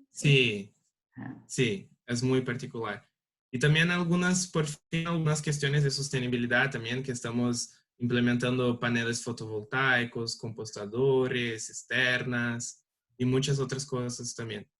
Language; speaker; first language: Spanish; non-native, learner; Portuguese